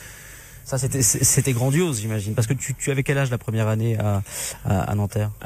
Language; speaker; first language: French; native; French